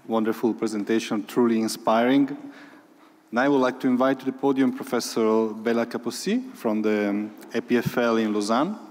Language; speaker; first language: English; non-native, fluent; Italian